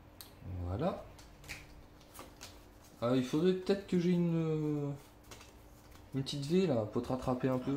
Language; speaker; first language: French; native; French